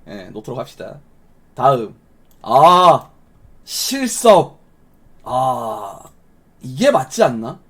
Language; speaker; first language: Korean; native; Korean